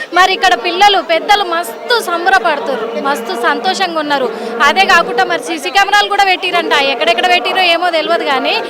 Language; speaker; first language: Telugu; native; Telugu